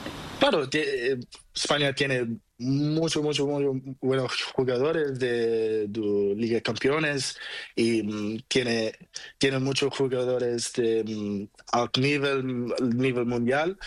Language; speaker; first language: Spanish; non-native, learner; Portuguese